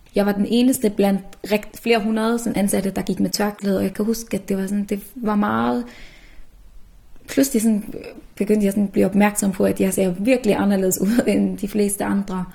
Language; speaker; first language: Danish; early bilingual, other home language; Arabic